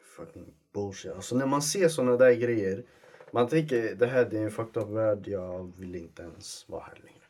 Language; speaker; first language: Swedish; early bilingual, other home language; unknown